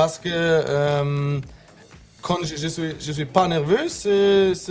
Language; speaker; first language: French; non-native, learner; German